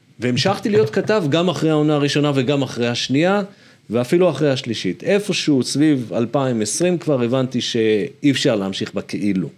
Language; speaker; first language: Hebrew; native; Hebrew